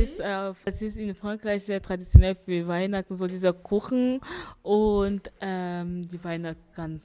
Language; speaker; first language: German; non-native, fluent; French